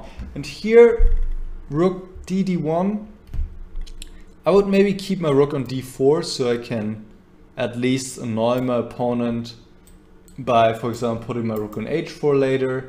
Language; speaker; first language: English; non-native, fluent; German